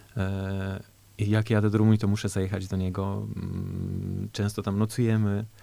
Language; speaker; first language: Polish; early bilingual, heritage; Polish